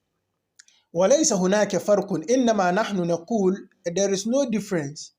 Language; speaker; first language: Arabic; non-native, fluent; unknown